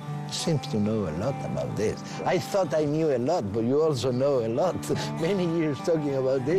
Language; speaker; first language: English; non-native, fluent; Spanish